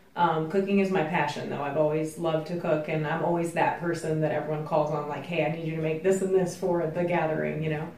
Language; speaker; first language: English; native; English